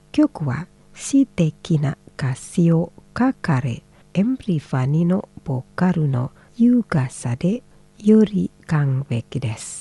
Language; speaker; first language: Japanese; non-native, fluent; Indonesian